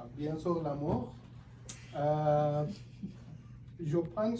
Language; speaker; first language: French; non-native, learner; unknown